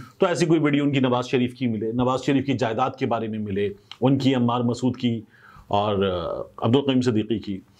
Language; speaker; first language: Urdu; native; Urdu